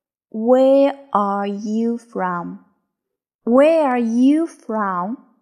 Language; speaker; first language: English; non-native, fluent; Chinese